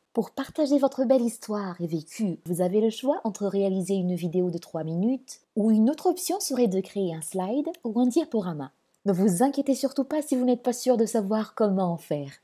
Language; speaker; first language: French; non-native, local second language; Malagasy